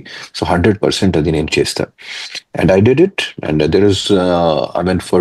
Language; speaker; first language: Telugu; non-native, fluent; Hindi